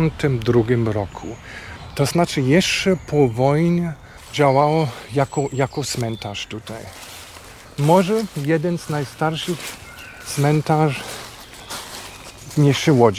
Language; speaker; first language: Polish; non-native, fluent; German